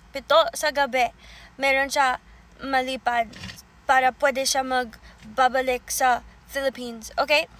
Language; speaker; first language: Filipino; early bilingual, heritage; Filipino